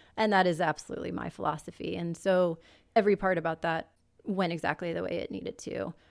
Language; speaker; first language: English; native; English